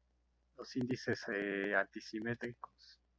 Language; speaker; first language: Spanish; native; Spanish